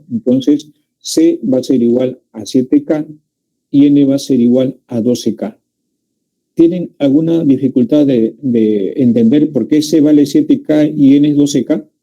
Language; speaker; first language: Spanish; native; Spanish